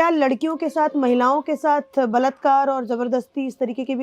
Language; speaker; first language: Hindi; native; Hindi